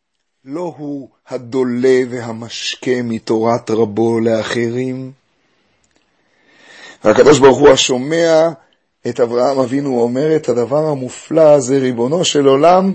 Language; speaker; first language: Hebrew; native; Hebrew